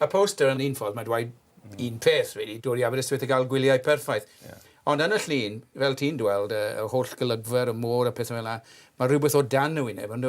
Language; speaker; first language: Welsh; native; Welsh